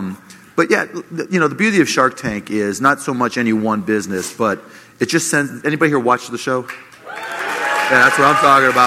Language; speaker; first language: English; native; English